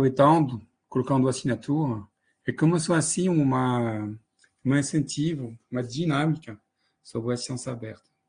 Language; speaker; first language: Portuguese; non-native, fluent; French